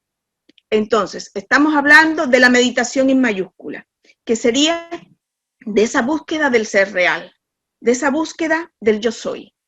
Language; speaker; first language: Spanish; native; Spanish